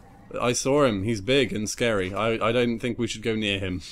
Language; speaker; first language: English; native; English